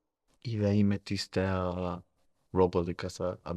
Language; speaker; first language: Spanish; early bilingual, heritage; Spanish